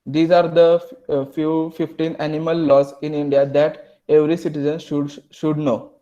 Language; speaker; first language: English; non-native, local second language; Marathi